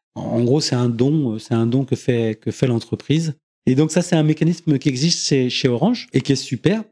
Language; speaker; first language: French; native; French